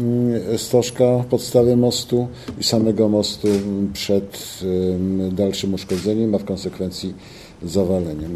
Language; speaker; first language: Polish; native; Polish